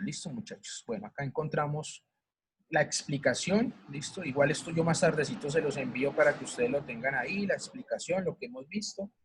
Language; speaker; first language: Spanish; native; Spanish